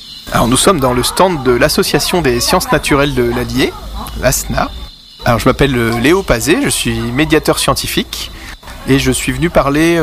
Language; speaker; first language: French; native; French